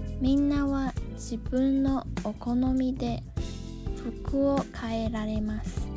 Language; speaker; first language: Japanese; non-native, learner; Chinese